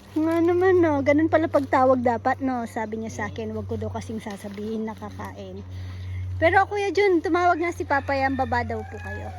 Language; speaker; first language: Filipino; native; Filipino